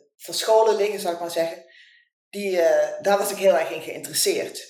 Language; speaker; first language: Dutch; native; Dutch